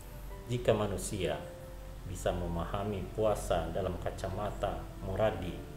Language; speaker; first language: Indonesian; native; Indonesian